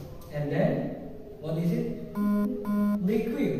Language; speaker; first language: English; non-native, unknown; Indonesian